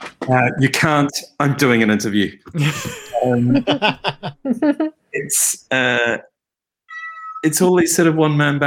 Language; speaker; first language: English; native; English